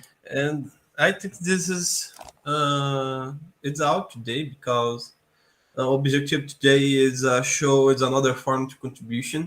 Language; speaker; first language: English; non-native, learner; Portuguese